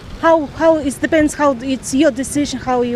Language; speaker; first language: English; non-native, learner; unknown